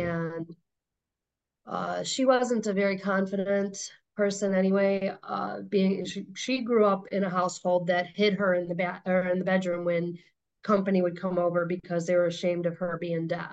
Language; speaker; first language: English; native; English